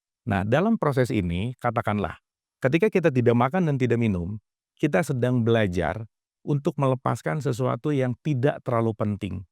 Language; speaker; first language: Indonesian; native; Indonesian